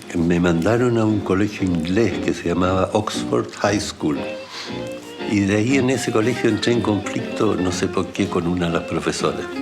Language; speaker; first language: Spanish; early bilingual, other home language; German